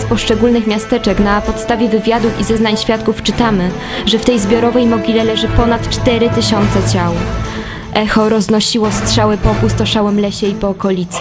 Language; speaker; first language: Polish; native; Polish